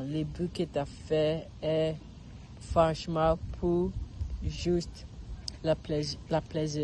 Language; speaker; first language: French; non-native, learner; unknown